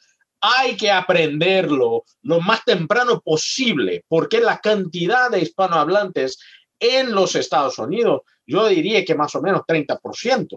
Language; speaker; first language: Spanish; non-native, fluent; Portuguese